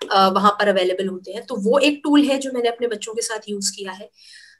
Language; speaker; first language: Hindi; native; Hindi